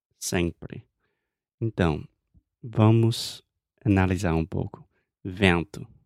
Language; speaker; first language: Portuguese; non-native, fluent; English